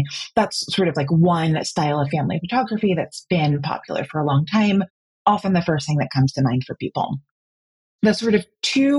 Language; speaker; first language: English; native; English